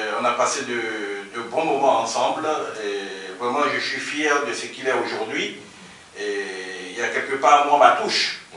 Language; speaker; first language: French; native; French